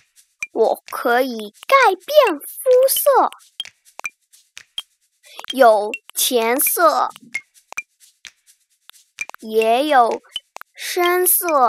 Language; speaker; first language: Chinese; early bilingual, heritage; Chinese